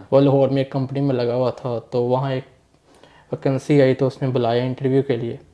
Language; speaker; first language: Urdu; non-native, local second language; Punjabi